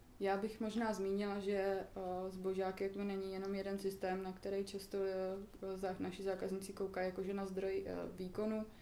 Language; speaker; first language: Czech; native; Czech